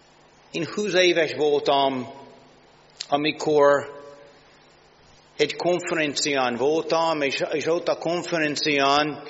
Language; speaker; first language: Hungarian; non-native, learner; English